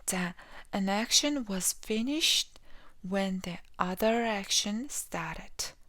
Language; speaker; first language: English; non-native, learner; Mongolian